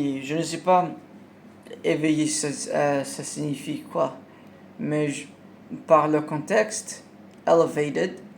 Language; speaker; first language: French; non-native, learner; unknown